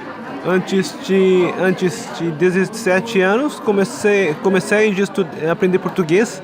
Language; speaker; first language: Portuguese; non-native, learner; Korean